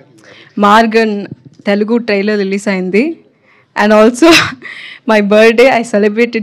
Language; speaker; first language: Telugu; non-native, learner; Tamil